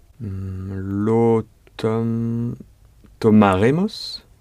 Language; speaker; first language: Spanish; non-native, learner; French